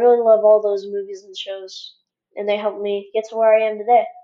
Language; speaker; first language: English; native; English